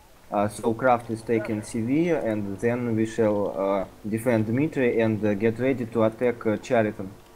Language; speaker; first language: English; non-native, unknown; Russian